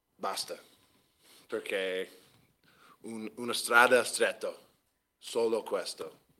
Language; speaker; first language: Italian; non-native, learner; English